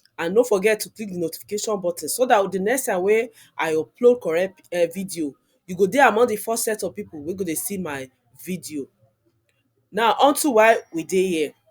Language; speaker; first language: Nigerian Pidgin; non-native, local second language; Yoruba